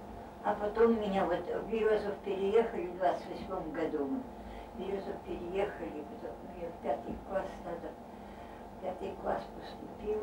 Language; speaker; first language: Russian; non-native, local second language; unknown